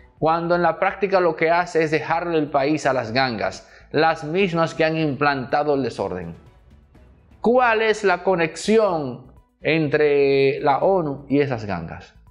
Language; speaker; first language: Spanish; native; Spanish